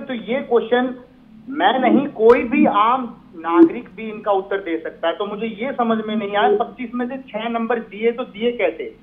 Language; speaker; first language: Hindi; native; Hindi